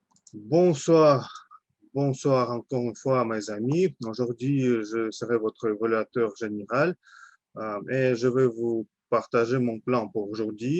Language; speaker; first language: French; non-native, learner; Russian